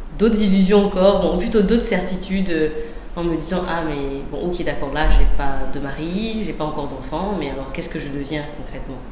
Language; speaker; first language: French; native; French